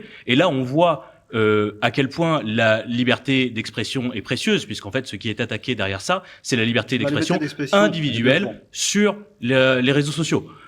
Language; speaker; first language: French; native; French